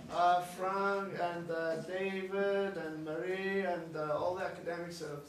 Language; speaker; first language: English; native; English